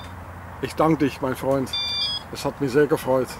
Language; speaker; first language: German; non-native, learner; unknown